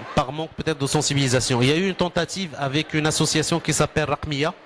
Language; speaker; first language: French; non-native, local second language; Arabic